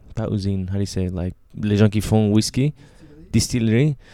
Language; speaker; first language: French; non-native, fluent; Spanish